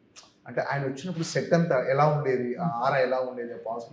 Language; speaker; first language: Telugu; native; Telugu